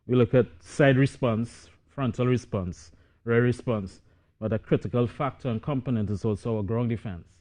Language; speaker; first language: English; native; English